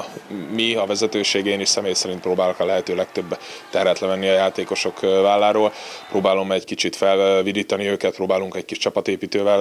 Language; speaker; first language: Hungarian; native; Hungarian